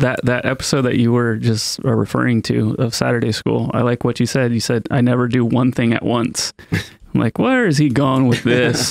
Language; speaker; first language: English; native; English